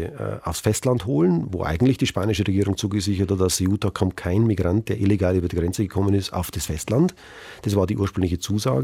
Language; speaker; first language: German; native; German